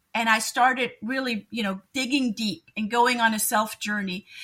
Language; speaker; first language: English; non-native, fluent; German